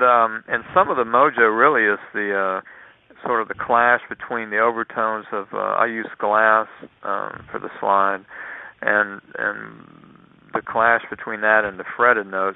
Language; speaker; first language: English; native; English